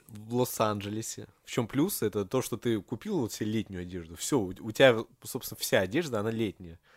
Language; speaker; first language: Russian; native; Russian